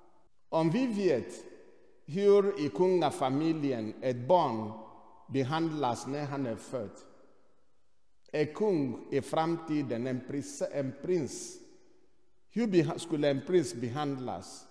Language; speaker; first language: Swedish; non-native, fluent; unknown